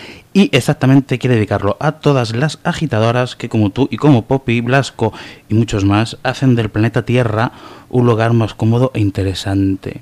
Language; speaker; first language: Spanish; native; Spanish